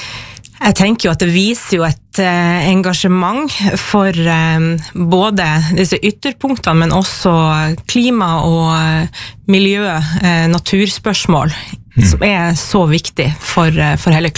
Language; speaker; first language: Norwegian; native; Norwegian